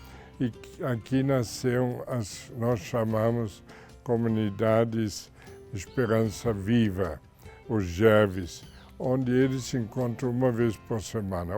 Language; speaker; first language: Portuguese; non-native, fluent; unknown